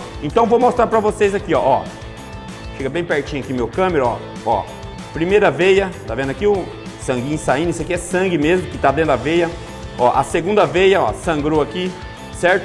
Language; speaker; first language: Portuguese; native; Portuguese